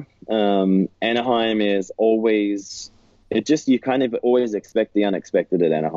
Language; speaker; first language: English; native; English